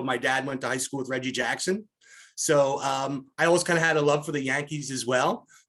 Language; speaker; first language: English; native; English